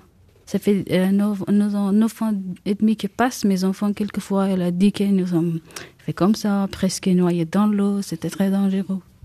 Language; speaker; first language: French; non-native, learner; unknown